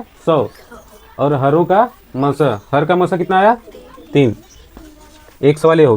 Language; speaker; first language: Hindi; native; Hindi